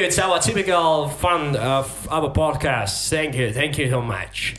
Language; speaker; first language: English; non-native, learner; Russian